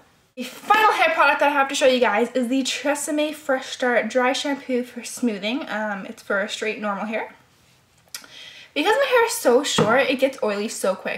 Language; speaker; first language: English; native; English